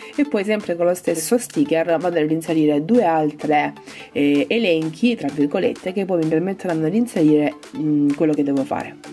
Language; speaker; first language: Italian; native; Italian